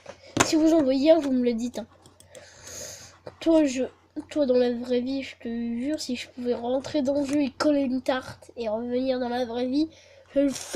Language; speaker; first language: French; native; French